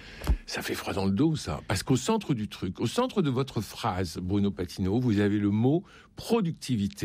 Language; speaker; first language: French; native; French